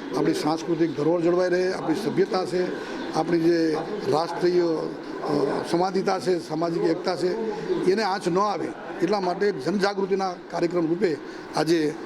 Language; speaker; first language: Gujarati; native; Gujarati